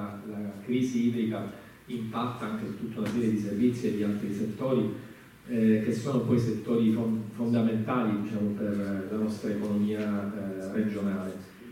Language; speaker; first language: Italian; native; Italian